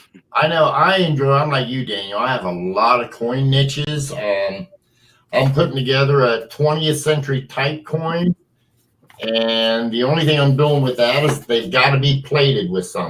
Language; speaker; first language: English; native; English